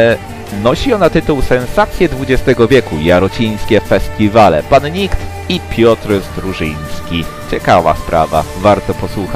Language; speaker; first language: Polish; native; Polish